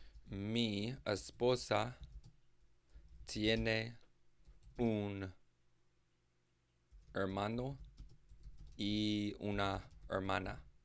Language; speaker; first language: Spanish; non-native, learner; English